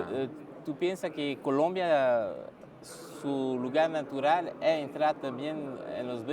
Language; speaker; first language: Spanish; non-native, learner; French